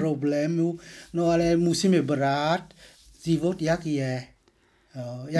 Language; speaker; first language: Czech; non-native, learner; Vietnamese